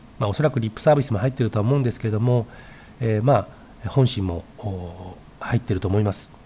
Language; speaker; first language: Japanese; native; Japanese